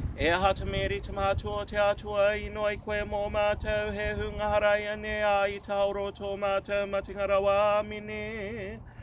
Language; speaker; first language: Māori; non-native, local second language; English